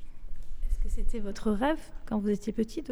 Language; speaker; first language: French; non-native, fluent; Swedish